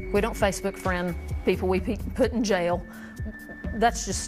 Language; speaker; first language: English; native; English